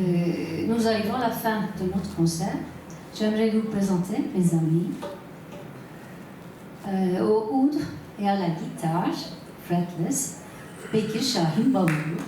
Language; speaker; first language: French; non-native, learner; Turkish